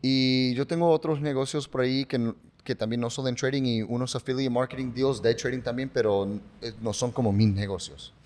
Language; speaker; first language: Spanish; early bilingual, heritage; English